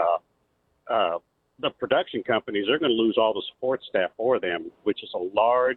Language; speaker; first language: English; native; English